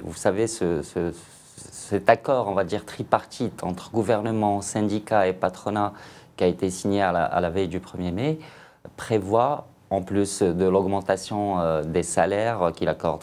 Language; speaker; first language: French; non-native, local second language; Arabic